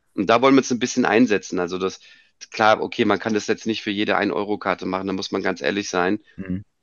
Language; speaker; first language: German; native; German